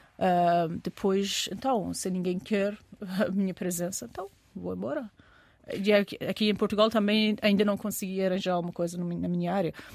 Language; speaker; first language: Portuguese; non-native, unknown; Persian